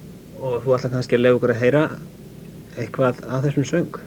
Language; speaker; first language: Icelandic; native; Icelandic